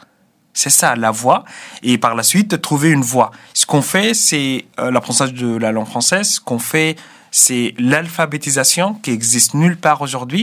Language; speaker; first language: French; non-native, fluent; Arabic